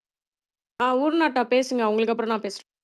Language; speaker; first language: Tamil; native; Tamil